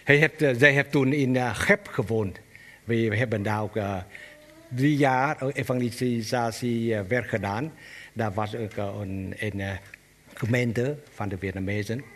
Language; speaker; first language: Dutch; non-native, learner; Vietnamese